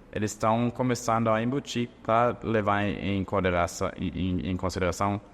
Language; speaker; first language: Portuguese; non-native, fluent; German